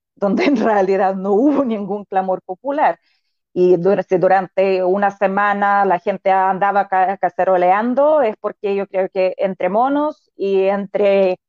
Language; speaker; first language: Spanish; non-native, fluent; Russian